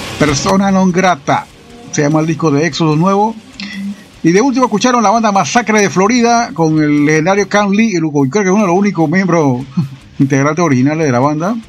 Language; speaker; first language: Spanish; native; Spanish